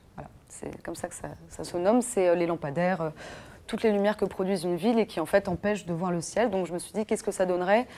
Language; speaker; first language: French; native; French